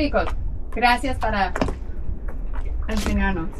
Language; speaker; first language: Spanish; non-native, learner; English